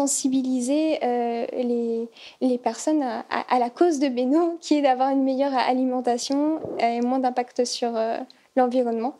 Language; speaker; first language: French; native; French